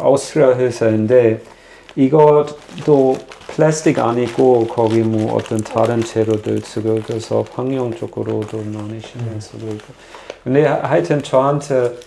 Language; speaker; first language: Korean; non-native, fluent; German